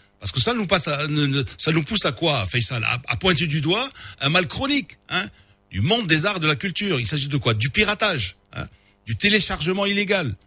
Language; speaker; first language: French; non-native, local second language; Arabic